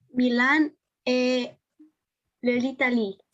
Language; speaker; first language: French; non-native, learner; Romanian